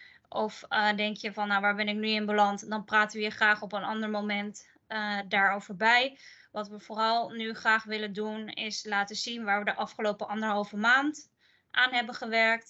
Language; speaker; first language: Dutch; native; Dutch